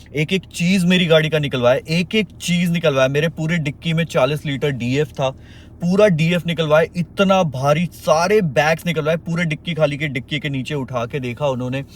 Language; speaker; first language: Hindi; native; Hindi